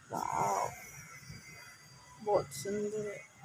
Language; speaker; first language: Hindi; non-native, local second language; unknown